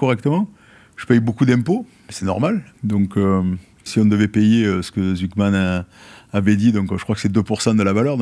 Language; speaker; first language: French; native; French